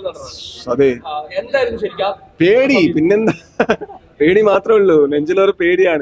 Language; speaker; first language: Malayalam; non-native, learner; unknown